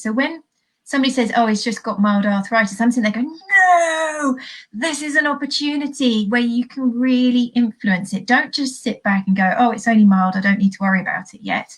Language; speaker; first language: English; native; English